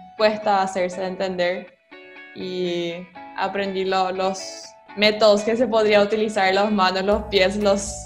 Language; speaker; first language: Spanish; non-native, fluent; German